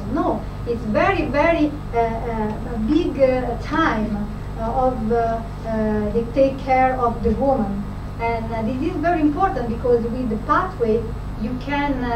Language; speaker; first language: English; non-native, fluent; Italian